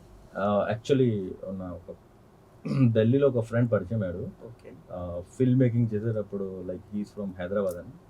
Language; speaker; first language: Telugu; non-native, local second language; Hindi